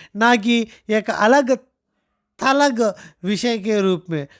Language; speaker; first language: Hindi; non-native, local second language; Telugu